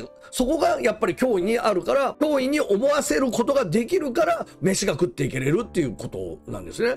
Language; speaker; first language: Japanese; native; Japanese